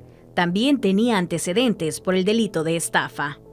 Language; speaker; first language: Spanish; native; Spanish